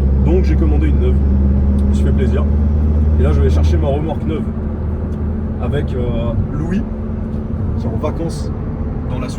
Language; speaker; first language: French; native; French